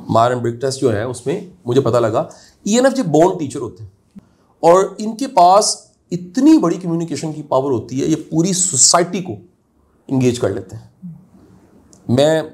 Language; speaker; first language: Urdu; non-native, local second language; Punjabi